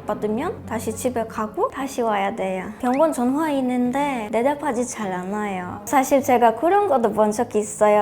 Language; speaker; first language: Korean; non-native, learner; Polish